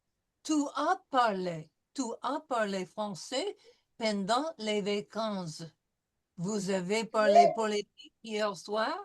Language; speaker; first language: French; non-native, fluent; English